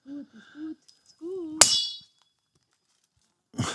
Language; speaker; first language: German; non-native, fluent; Italian